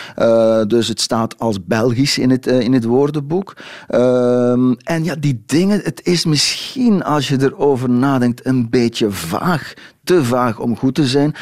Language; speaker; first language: Dutch; native; Dutch